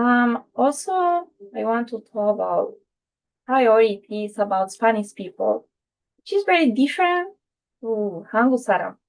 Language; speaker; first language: English; non-native, fluent; Spanish